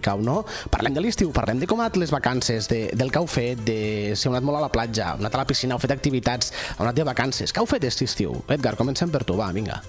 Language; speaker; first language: Catalan; native; Catalan